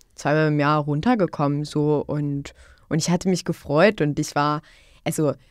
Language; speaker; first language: German; non-native, fluent; Bosnian